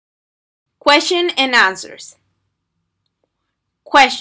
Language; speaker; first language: English; non-native, fluent; Spanish